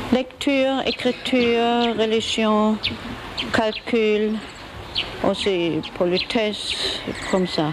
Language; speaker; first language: French; non-native, learner; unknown